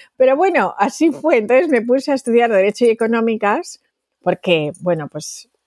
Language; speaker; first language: Spanish; native; Spanish